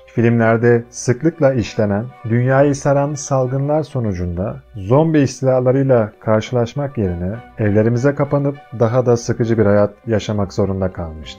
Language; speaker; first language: Turkish; native; Turkish